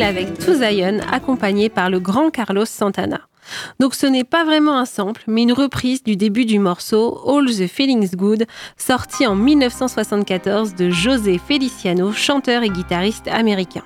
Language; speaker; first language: French; native; French